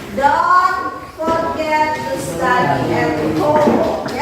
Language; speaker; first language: English; non-native, fluent; Indonesian